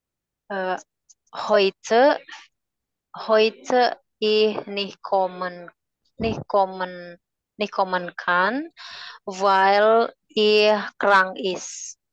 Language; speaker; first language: German; non-native, learner; Indonesian